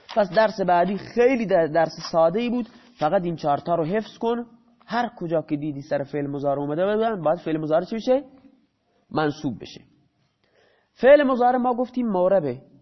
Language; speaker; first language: Persian; non-native, local second language; Baluchi